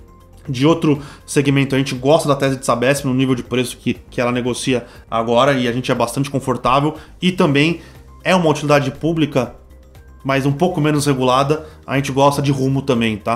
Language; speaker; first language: Portuguese; native; Portuguese